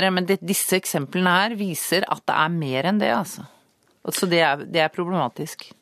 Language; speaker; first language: Norwegian; native; Norwegian